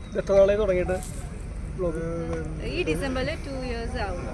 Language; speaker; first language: Malayalam; non-native, learner; Nepali